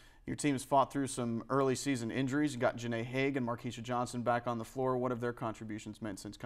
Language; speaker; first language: English; native; English